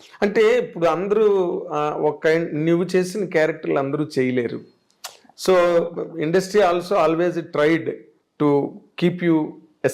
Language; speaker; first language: Telugu; native; Telugu